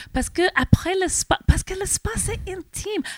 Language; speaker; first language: French; non-native, learner; English